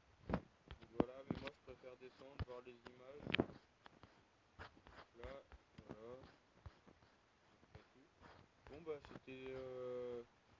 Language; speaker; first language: French; native; French